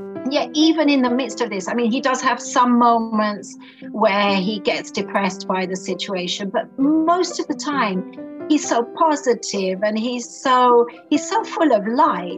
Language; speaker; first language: English; native; English